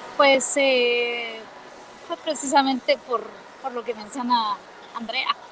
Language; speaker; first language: Spanish; native; Spanish